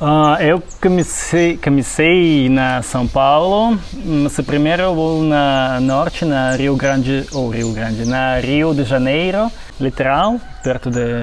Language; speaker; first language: Portuguese; non-native, learner; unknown